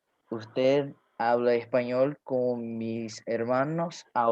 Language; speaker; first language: Spanish; non-native, learner; Portuguese